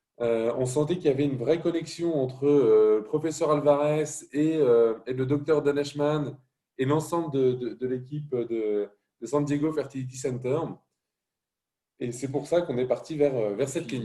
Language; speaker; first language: French; native; French